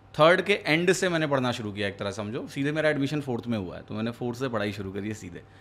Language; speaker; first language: Hindi; native; Hindi